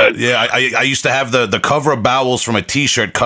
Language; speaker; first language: English; native; English